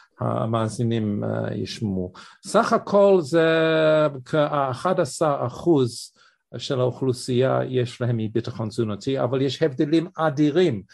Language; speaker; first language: Hebrew; non-native, fluent; English